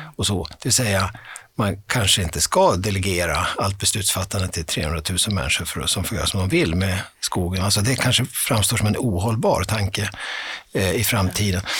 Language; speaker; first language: Swedish; native; Swedish